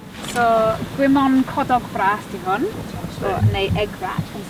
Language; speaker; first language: Welsh; non-native, local second language; English